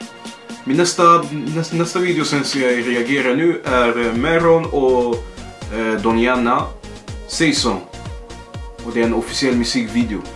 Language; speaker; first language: Swedish; early bilingual, other home language; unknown